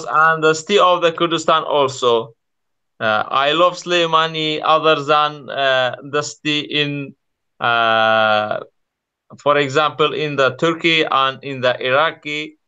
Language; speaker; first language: English; non-native, learner; Kurdish